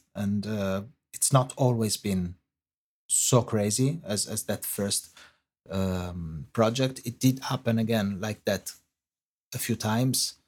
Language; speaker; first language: English; non-native, fluent; Italian